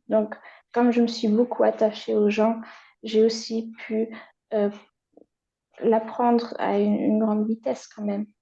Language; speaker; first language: French; non-native, fluent; German